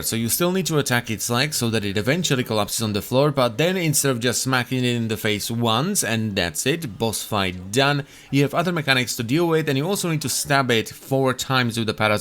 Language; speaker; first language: English; non-native, fluent; Czech